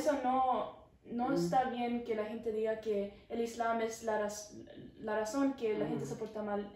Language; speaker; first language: Spanish; early bilingual, heritage; Spanish